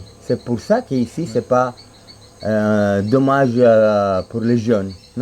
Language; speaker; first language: French; non-native, fluent; Spanish